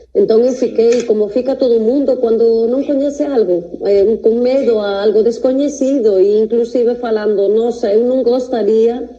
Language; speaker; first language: Portuguese; non-native, fluent; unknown